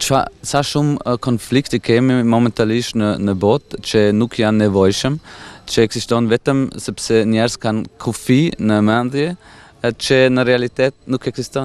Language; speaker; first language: Albanian; non-native, fluent; German